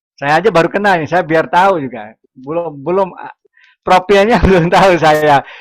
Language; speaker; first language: Indonesian; non-native, local second language; Sundanese